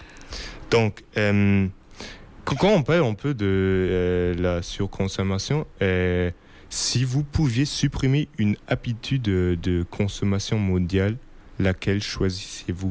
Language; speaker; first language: French; non-native, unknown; German